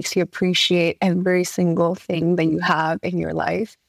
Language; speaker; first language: English; early bilingual, other home language; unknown